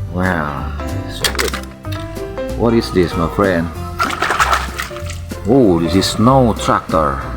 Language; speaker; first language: English; non-native, learner; Indonesian